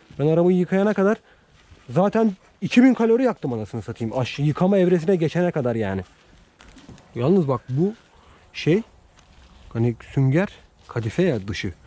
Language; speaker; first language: Turkish; native; Turkish